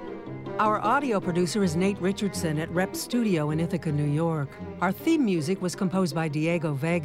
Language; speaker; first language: English; native; English